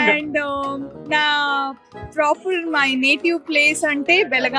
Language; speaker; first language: Telugu; non-native, learner; Kannada